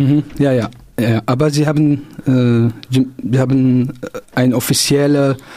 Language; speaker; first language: German; non-native, local second language; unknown